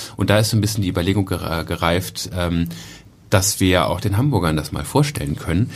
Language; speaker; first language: German; native; German